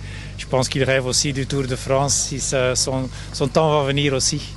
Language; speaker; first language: French; non-native, local second language; Dutch